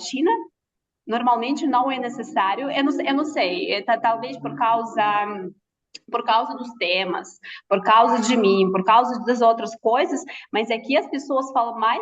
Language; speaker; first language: Portuguese; non-native, fluent; Russian